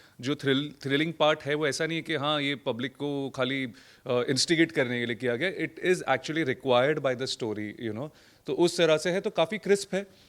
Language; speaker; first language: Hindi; non-native, local second language; Gujarati